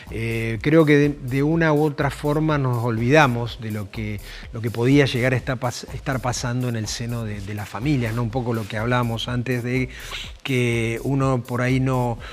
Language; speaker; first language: Spanish; native; Spanish